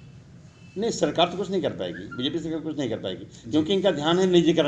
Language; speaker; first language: Hindi; native; Hindi